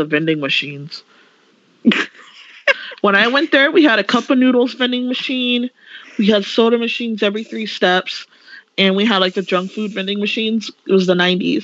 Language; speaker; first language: English; native; English